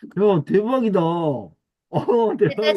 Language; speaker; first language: Korean; native; Korean